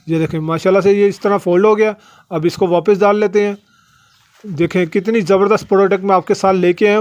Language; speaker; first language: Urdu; non-native, local second language; Punjabi